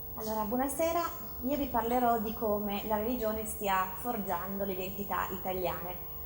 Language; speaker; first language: Italian; early bilingual, other home language; Persian